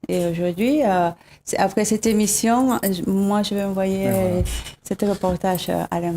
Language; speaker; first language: French; non-native, fluent; Spanish